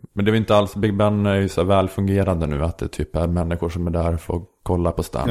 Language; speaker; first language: Swedish; native; Swedish